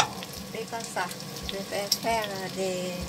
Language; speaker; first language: French; non-native, fluent; Vietnamese